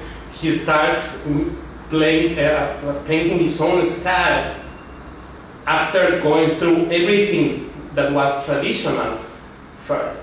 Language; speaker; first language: English; non-native, fluent; Spanish